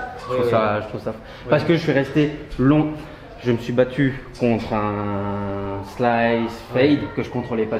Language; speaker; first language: French; native; French